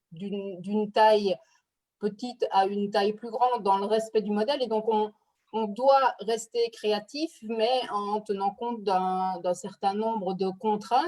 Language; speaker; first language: French; native; French